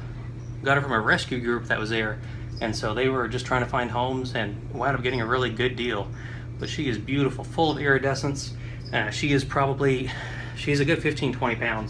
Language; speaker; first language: English; native; English